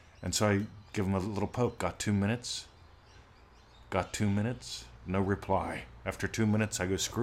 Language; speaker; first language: English; native; English